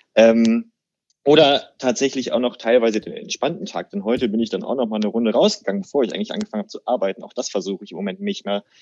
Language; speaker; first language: German; native; German